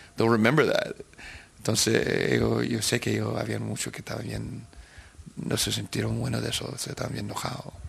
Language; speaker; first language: Spanish; early bilingual, heritage; Spanish